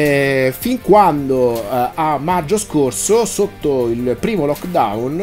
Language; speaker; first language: Italian; native; Italian